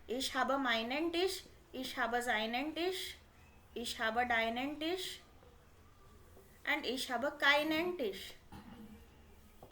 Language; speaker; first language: German; non-native, fluent; Hindi